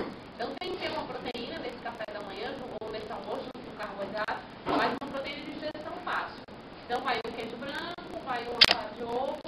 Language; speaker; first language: Portuguese; native; Portuguese